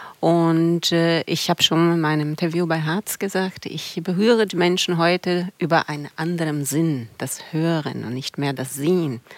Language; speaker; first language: German; non-native, fluent; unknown